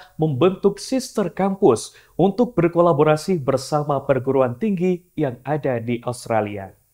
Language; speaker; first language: Indonesian; native; Indonesian